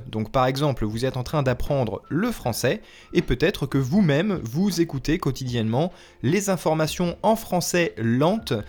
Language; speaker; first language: French; native; French